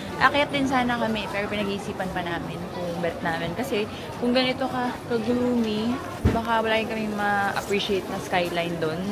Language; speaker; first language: Filipino; native; Filipino